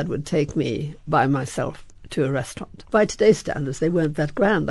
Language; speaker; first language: English; native; English